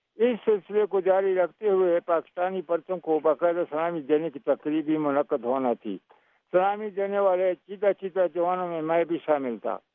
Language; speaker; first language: Urdu; non-native, local second language; Pashto